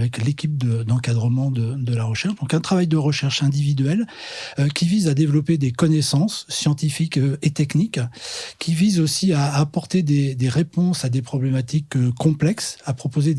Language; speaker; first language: French; native; French